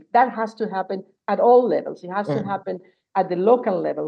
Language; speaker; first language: English; non-native, fluent; Spanish